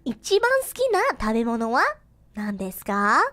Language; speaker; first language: Japanese; non-native, learner; English